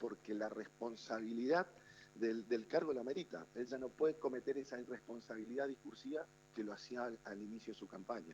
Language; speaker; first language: Spanish; native; Spanish